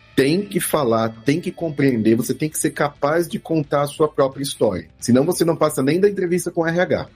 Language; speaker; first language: Portuguese; native; Portuguese